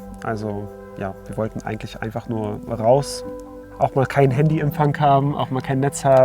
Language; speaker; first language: German; native; German